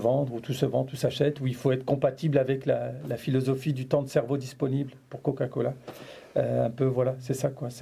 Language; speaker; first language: French; native; French